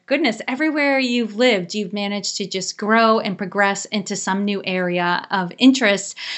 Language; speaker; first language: English; native; English